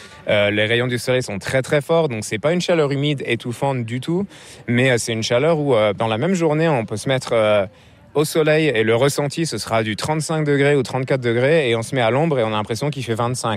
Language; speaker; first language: French; native; French